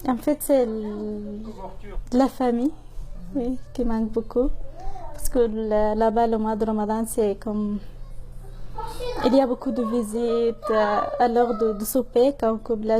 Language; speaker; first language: French; non-native, fluent; Arabic